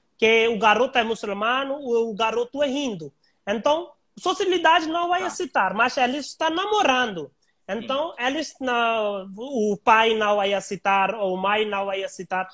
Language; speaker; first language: Portuguese; non-native, learner; Hindi